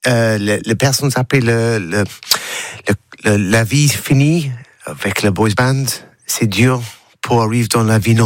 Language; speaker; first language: French; non-native, learner; English